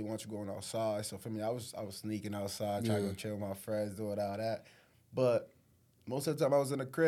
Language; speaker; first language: English; native; English